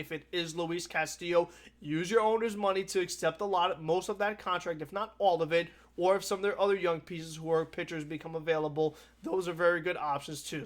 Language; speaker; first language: English; native; English